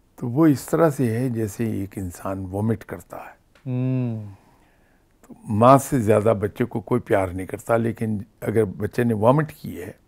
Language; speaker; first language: Urdu; non-native, local second language; Punjabi